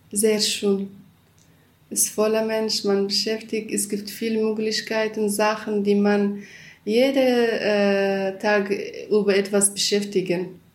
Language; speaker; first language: German; non-native, learner; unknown